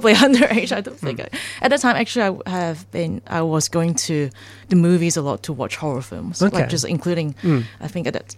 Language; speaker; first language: English; non-native, local second language; Cantonese